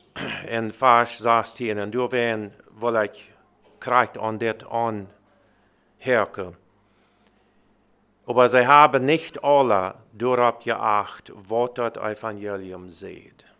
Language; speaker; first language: German; early bilingual, heritage; Plautdietsch